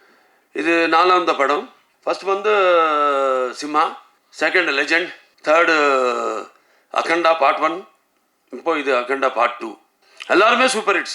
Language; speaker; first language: Tamil; non-native, local second language; Telugu